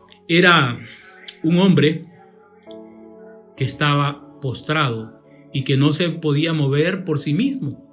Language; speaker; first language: Spanish; native; Spanish